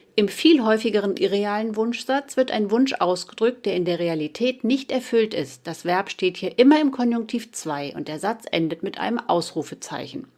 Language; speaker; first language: German; native; German